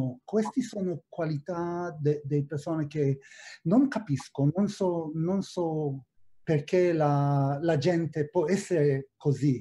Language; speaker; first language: Italian; non-native, fluent; Hebrew